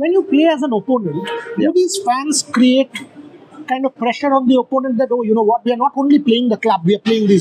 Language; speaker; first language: English; non-native, local second language; Bangla